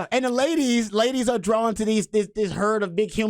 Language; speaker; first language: English; native; English